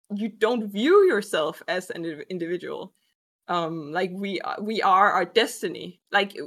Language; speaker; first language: English; non-native, fluent; Danish